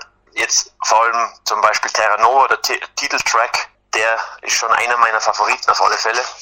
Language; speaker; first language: German; native; German